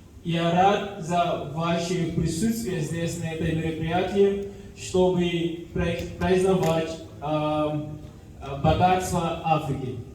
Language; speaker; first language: Russian; non-native, fluent; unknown